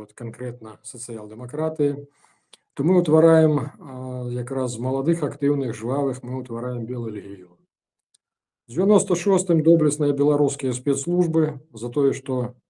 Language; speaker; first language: Belarusian; native; Belarusian